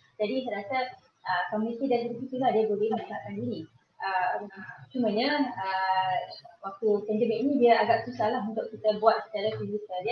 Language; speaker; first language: Malay; native; Malay